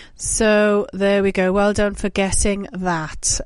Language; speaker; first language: English; native; English